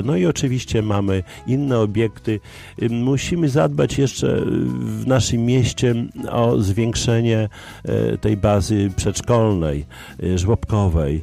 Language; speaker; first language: Polish; native; Polish